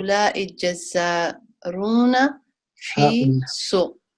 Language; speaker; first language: Arabic; non-native, learner; Tigrinya